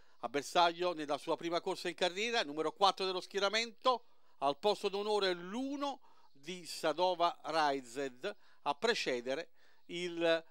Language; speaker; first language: Italian; native; Italian